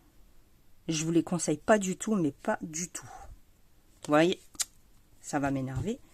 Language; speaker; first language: French; native; French